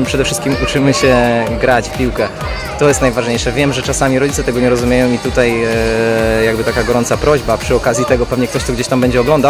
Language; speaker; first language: Polish; native; Polish